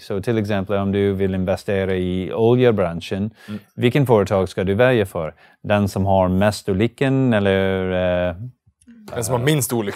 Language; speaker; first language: Swedish; non-native, learner; English